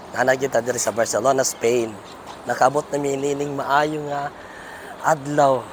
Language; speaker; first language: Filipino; non-native, local second language; Cebuano